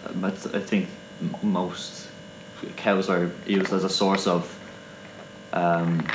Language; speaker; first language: English; native; English